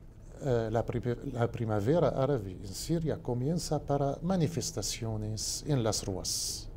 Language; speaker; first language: Spanish; non-native, learner; Arabic